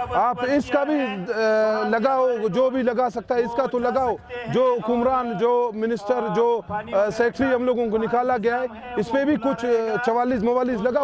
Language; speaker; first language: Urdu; non-native, local second language; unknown